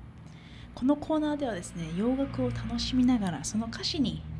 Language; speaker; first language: Japanese; native; Japanese